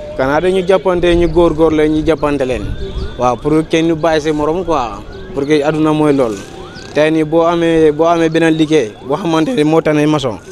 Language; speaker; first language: Wolof; non-native, local second language; Mandingo